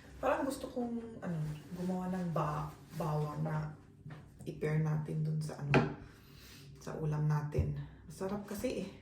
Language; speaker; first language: Filipino; native; Filipino